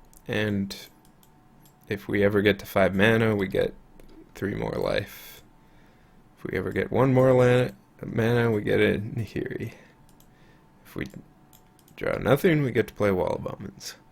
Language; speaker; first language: English; native; English